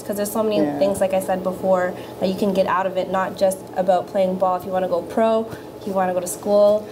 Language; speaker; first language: English; early bilingual, other home language; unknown